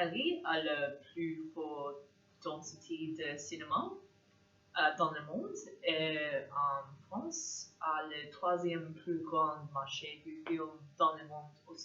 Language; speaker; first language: French; non-native, learner; English